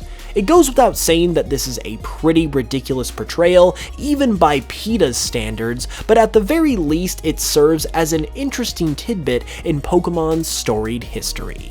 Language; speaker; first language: English; native; English